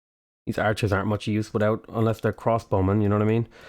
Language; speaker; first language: English; native; English